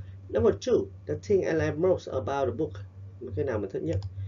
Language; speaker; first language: English; non-native, fluent; Vietnamese